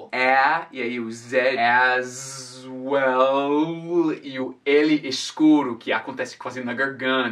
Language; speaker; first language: Portuguese; non-native, fluent; English